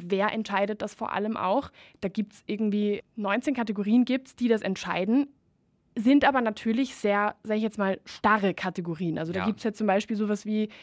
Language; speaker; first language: German; non-native, fluent; Spanish